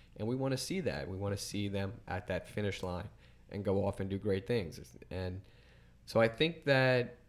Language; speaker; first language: English; native; English